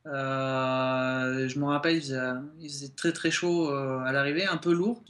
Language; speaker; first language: French; native; French